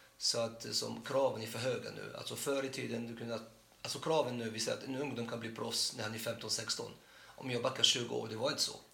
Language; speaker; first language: Swedish; non-native, fluent; Arabic